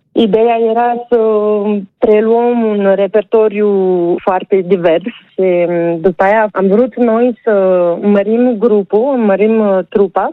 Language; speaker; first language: Romanian; early bilingual, heritage; Romanian